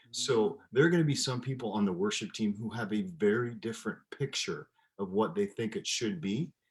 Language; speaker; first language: English; native; English